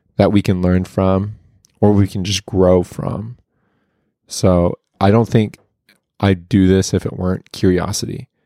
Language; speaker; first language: English; native; English